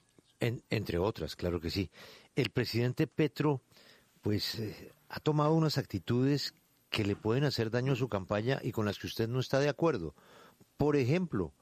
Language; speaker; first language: Spanish; native; Spanish